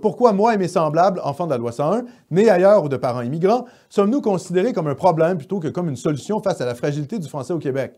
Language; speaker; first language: French; native; French